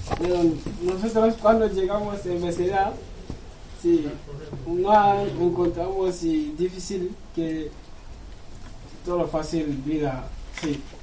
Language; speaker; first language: Spanish; non-native, learner; Bambara